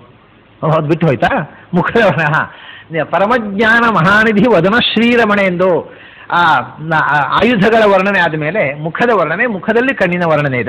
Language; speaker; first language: Kannada; native; Kannada